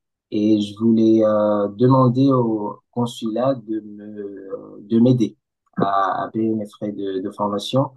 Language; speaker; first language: French; non-native, local second language; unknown